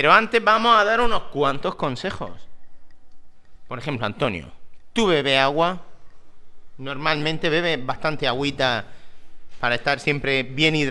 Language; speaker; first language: Spanish; native; Spanish